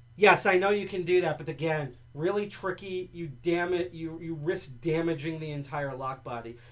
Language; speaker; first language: English; native; English